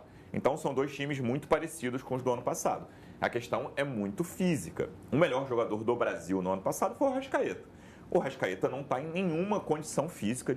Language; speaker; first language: Portuguese; native; Portuguese